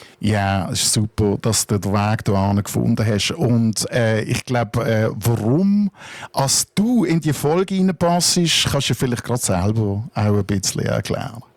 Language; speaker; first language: German; native; German